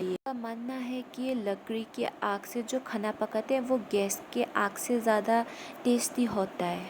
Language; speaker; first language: Hindi; non-native, local second language; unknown